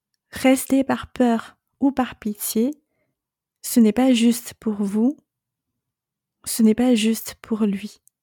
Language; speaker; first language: French; non-native, fluent; Chinese